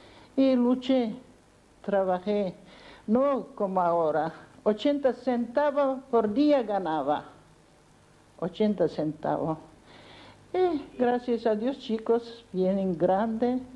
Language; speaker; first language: Spanish; non-native, learner; Armenian